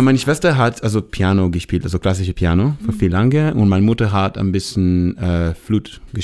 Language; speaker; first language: German; non-native, learner; Hebrew